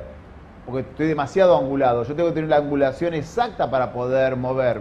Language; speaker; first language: Spanish; native; Spanish